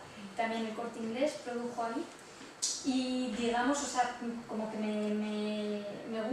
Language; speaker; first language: Spanish; native; Spanish